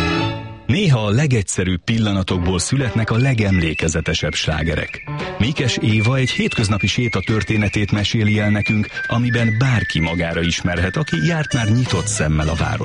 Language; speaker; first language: Hungarian; native; Hungarian